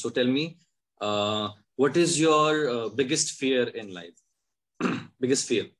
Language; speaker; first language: English; non-native, local second language; Hindi